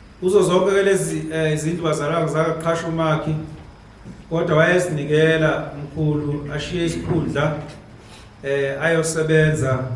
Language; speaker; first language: Zulu; native; Zulu